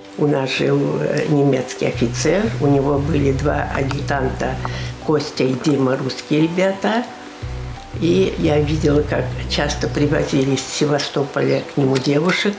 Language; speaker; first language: Russian; non-native, local second language; Crimean Tatar